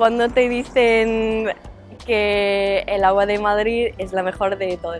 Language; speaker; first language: Spanish; non-native, fluent; English